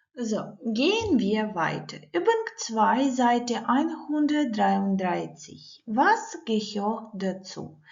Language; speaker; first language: German; non-native, fluent; Ukrainian